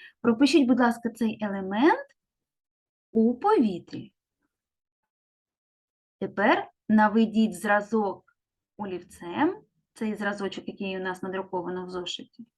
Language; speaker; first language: Ukrainian; native; Ukrainian